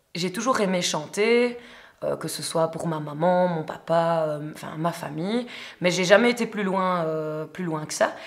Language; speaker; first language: French; native; French